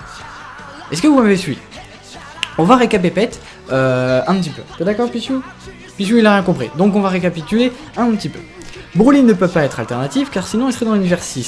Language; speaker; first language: French; native; French